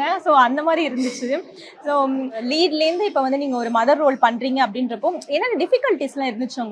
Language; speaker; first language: Tamil; native; Tamil